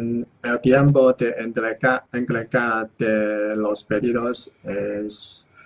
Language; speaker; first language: Spanish; non-native, learner; Chinese